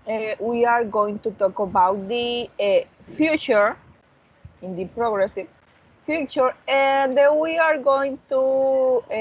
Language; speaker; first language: English; non-native, learner; Spanish